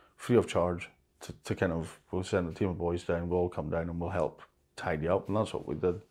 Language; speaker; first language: English; native; English